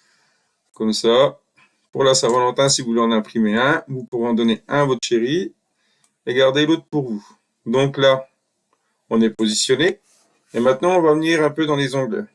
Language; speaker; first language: French; native; French